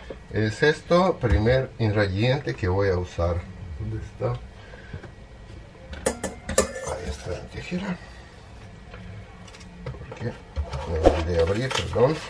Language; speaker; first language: Spanish; non-native, fluent; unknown